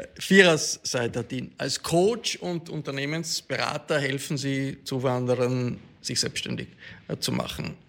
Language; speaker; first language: German; native; German